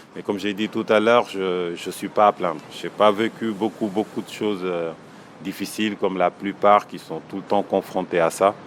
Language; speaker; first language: French; non-native, local second language; Wolof